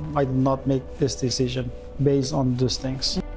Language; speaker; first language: English; non-native, fluent; Persian